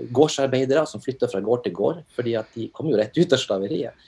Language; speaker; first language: Norwegian; native; Norwegian